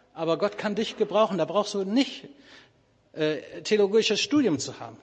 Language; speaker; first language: German; native; German